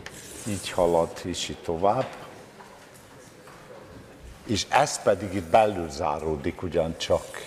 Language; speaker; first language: Hungarian; native; Hungarian